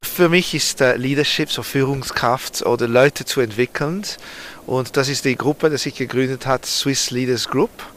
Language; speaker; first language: German; non-native, learner; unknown